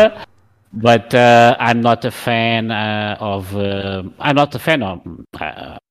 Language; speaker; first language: English; non-native, learner; Portuguese